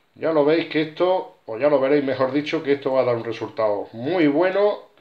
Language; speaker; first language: Spanish; native; Spanish